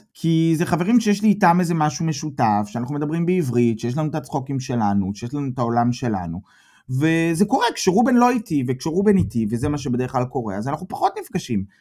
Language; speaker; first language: Hebrew; native; Hebrew